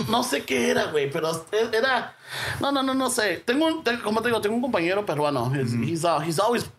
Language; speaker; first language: Spanish; early bilingual, heritage; Spanish